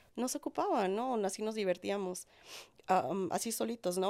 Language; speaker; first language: Spanish; early bilingual, heritage; Spanish